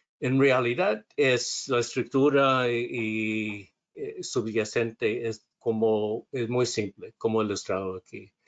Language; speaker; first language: Spanish; non-native, learner; English